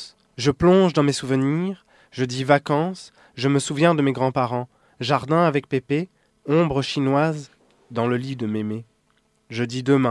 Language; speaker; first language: French; native; French